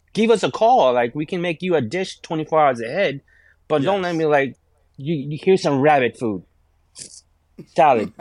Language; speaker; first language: English; non-native, local second language; Filipino